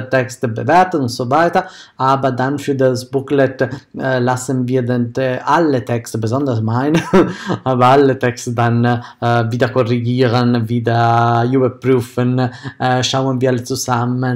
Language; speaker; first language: German; non-native, fluent; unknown